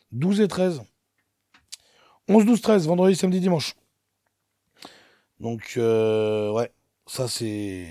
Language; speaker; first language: French; native; French